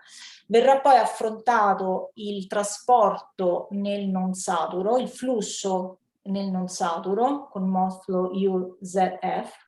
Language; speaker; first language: Italian; native; Italian